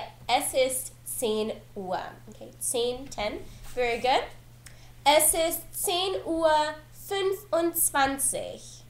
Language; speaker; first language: German; non-native, learner; English